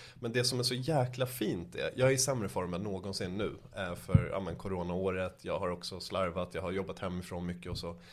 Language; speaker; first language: Swedish; early bilingual, other home language; Persian